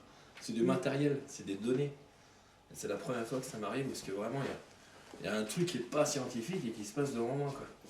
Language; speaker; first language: French; native; French